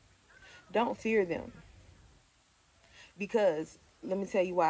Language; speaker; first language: English; native; English